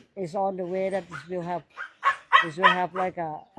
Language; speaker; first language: English; non-native, learner; Thai